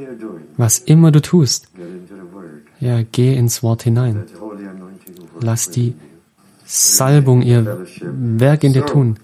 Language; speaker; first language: German; non-native, fluent; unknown